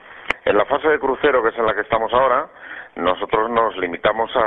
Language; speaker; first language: Spanish; native; Spanish